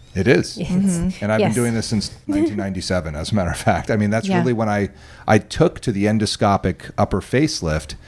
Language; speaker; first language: English; native; English